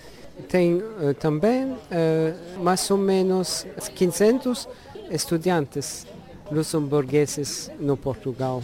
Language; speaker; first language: Portuguese; non-native, learner; Luxembourgish